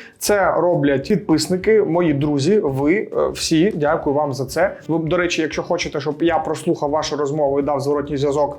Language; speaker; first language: Ukrainian; native; Ukrainian